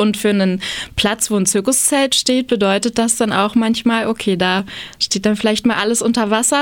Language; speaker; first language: German; native; German